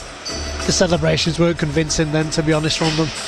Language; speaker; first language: English; native; English